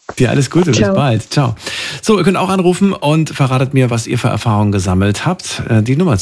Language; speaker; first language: German; native; German